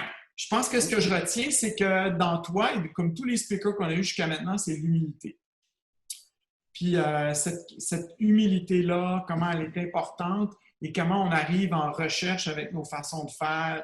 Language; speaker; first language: French; native; French